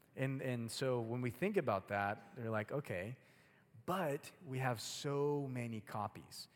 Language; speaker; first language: English; early bilingual, other home language; Spanish